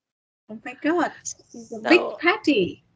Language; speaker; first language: English; non-native, learner; Vietnamese